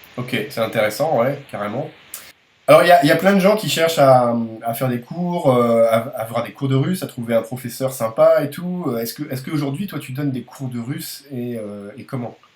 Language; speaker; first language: French; native; French